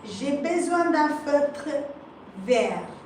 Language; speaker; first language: French; non-native, fluent; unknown